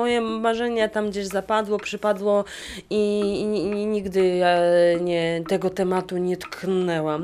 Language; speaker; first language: Polish; non-native, fluent; Russian